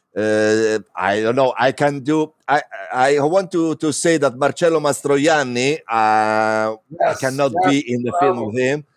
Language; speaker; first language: English; non-native, learner; Italian